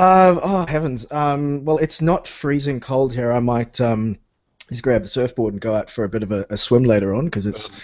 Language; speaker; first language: English; native; English